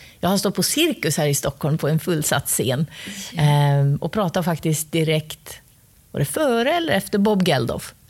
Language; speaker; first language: Swedish; native; Swedish